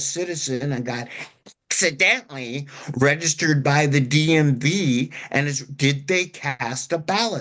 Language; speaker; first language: English; native; English